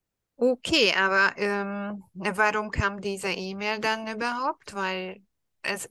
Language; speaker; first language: German; non-native, fluent; Hungarian